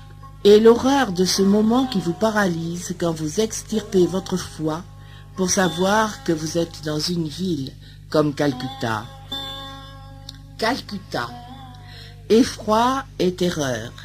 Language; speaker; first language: French; native; French